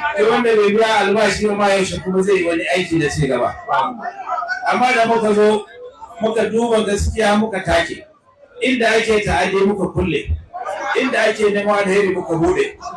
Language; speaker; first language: Hausa; native; Hausa